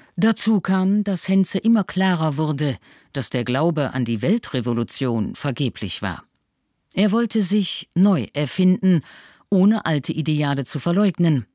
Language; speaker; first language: German; native; German